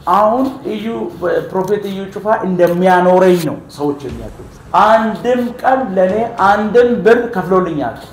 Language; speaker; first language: Amharic; non-native, local second language; Oromo